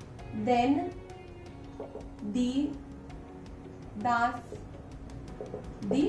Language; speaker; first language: German; non-native, fluent; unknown